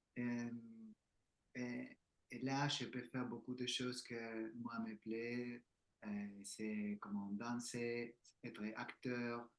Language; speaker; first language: French; non-native, learner; Spanish